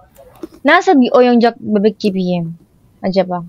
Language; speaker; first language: Turkish; non-native, learner; Indonesian